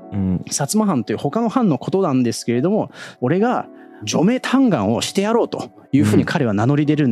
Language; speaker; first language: Japanese; native; Japanese